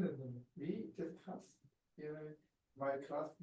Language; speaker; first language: English; non-native, learner; Chinese